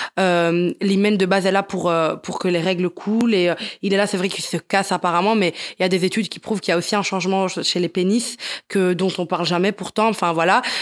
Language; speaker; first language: French; early bilingual, other home language; Italian